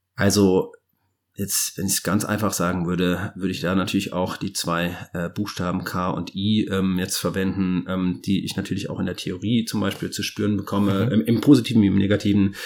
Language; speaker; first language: German; native; German